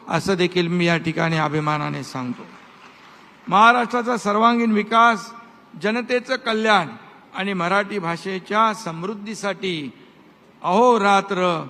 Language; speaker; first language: Marathi; native; Marathi